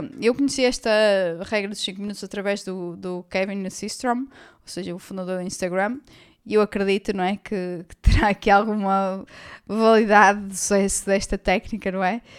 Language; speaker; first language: Portuguese; native; Portuguese